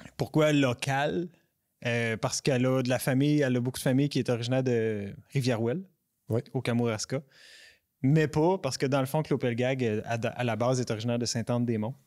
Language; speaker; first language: French; native; French